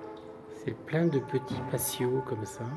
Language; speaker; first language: French; native; French